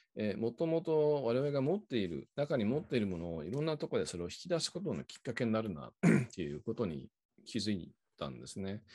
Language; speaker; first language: Japanese; native; Japanese